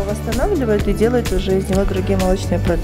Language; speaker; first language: Russian; non-native, local second language; Kyrgyz